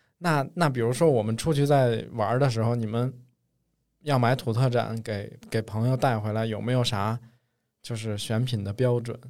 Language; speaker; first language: Chinese; native; Chinese